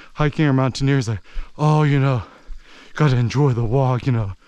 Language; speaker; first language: English; early bilingual, other home language; Korean